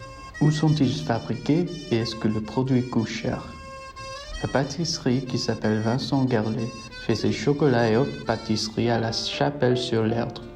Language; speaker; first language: French; non-native, learner; English